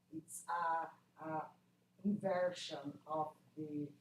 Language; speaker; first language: English; non-native, learner; Portuguese